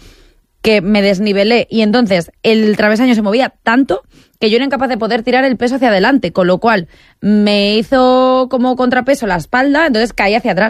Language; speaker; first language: Spanish; native; Spanish